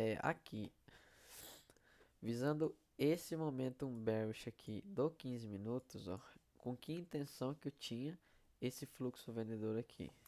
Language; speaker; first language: Portuguese; native; Portuguese